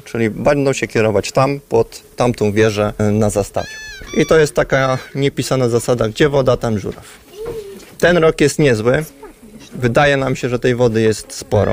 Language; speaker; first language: Polish; native; Polish